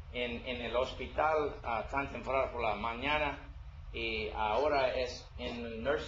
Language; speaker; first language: Spanish; non-native, learner; English